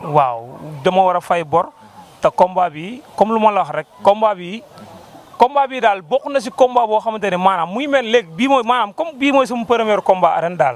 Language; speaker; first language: Wolof; native; Wolof